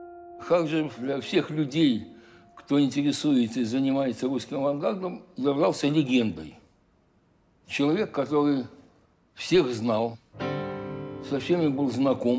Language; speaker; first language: Russian; native; Russian